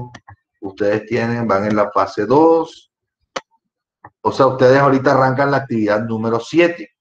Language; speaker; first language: Spanish; native; Spanish